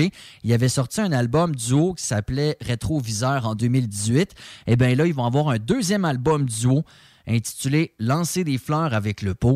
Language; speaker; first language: French; native; French